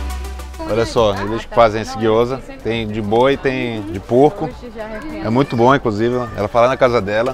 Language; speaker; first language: Portuguese; native; Portuguese